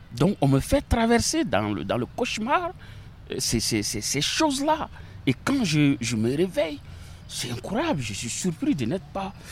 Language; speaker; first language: French; non-native, local second language; Bambara